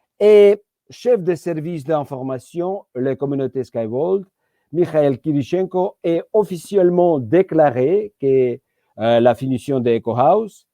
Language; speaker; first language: French; non-native, fluent; Georgian